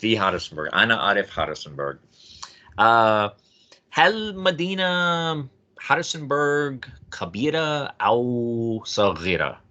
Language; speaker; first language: Arabic; non-native, fluent; English